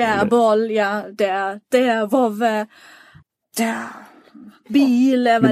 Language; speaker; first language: Swedish; non-native, fluent; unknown